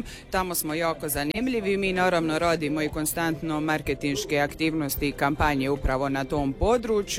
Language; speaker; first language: Serbian; native; Serbian